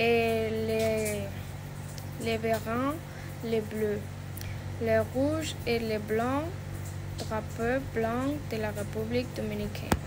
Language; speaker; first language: French; non-native, learner; Spanish